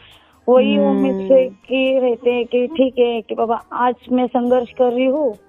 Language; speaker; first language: Hindi; non-native, local second language; Marathi